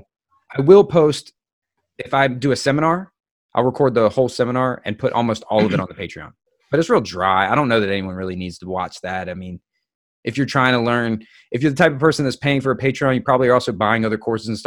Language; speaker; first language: English; native; English